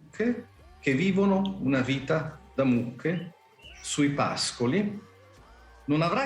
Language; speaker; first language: Italian; native; Italian